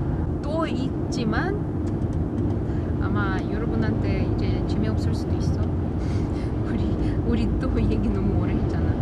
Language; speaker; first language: Korean; non-native, learner; Russian